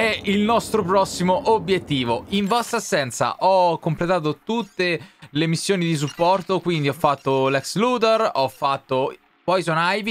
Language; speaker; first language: Italian; native; Italian